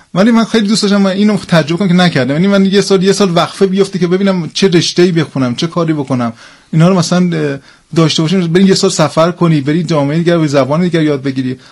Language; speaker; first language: Persian; early bilingual, heritage; Persian